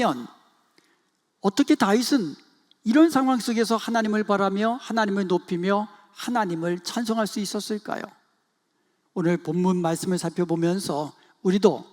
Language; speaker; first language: Korean; native; Korean